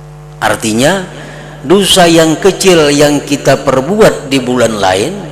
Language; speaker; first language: Indonesian; non-native, local second language; Banjar